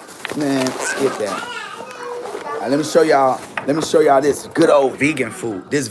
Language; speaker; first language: English; native; English